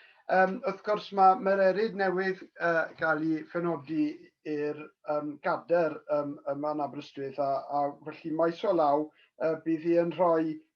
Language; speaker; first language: Welsh; native; Welsh